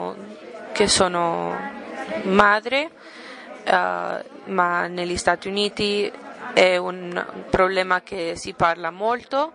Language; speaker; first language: Italian; non-native, learner; English